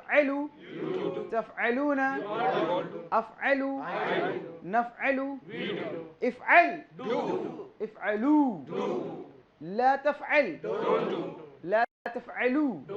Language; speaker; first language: Arabic; non-native, learner; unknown